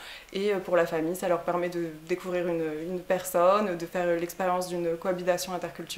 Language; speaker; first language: French; native; French